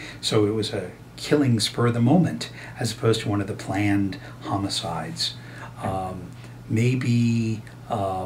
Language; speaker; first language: English; native; English